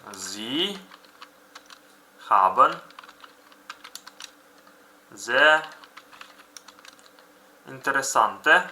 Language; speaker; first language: German; non-native, fluent; Uzbek